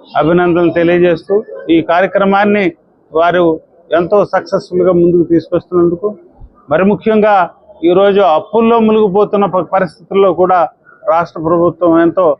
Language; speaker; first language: Telugu; native; Telugu